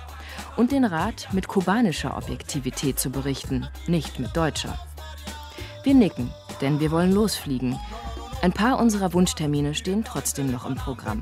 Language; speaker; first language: German; native; German